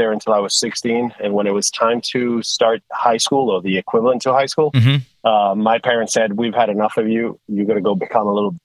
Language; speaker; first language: English; non-native, fluent; Spanish